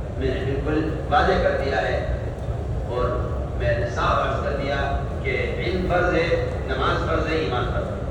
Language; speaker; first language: Urdu; native; Urdu